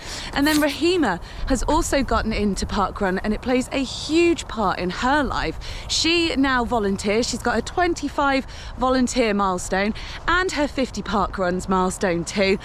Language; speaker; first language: English; native; English